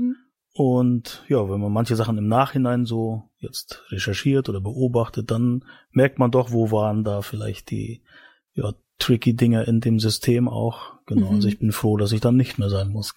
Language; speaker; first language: German; native; German